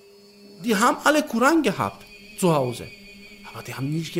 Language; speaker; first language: German; non-native, learner; Macedonian